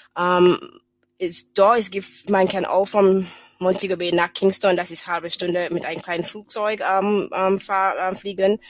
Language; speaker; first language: German; non-native, learner; English